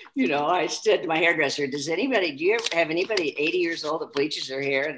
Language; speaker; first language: English; native; English